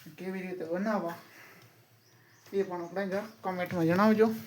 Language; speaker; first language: Gujarati; native; Gujarati